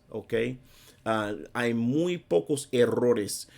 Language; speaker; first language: Spanish; non-native, fluent; English